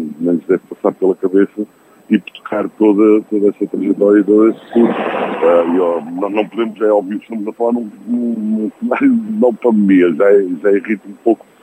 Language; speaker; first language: Portuguese; native; Portuguese